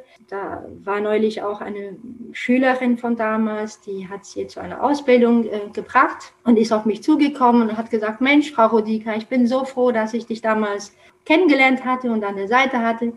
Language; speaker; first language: German; non-native, fluent; Romanian